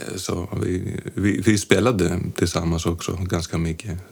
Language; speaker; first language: Swedish; non-native, fluent; Greek